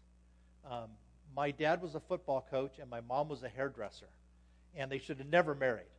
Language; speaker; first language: English; native; English